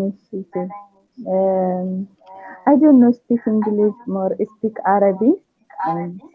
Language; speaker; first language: English; non-native, learner; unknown